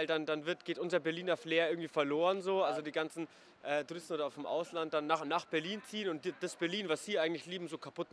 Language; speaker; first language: German; native; German